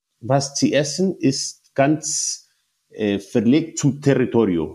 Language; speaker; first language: German; non-native, learner; Spanish